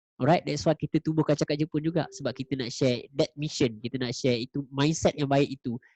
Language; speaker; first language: Malay; native; Malay